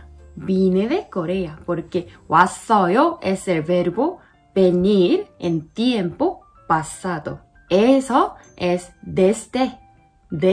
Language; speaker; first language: Spanish; non-native, learner; Korean